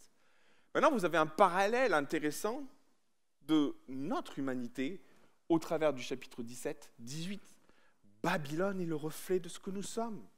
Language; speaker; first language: French; native; French